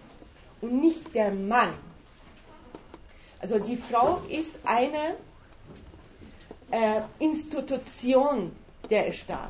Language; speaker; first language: German; non-native, fluent; Persian